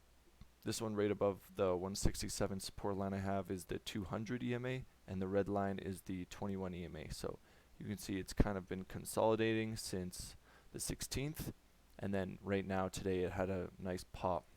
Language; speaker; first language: English; native; English